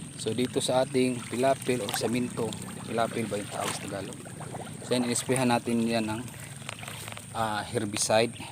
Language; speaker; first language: Filipino; non-native, local second language; Cebuano